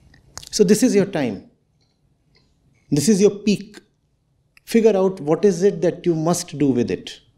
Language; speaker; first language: English; non-native, local second language; Hindi